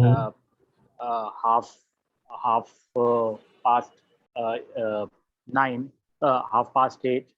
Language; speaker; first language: English; non-native, learner; Hindi